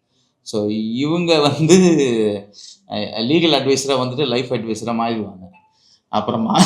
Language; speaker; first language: Tamil; native; Tamil